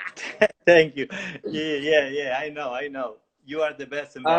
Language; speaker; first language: English; non-native, learner; Spanish